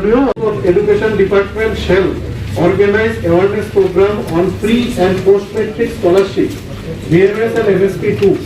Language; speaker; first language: English; non-native, local second language; Bangla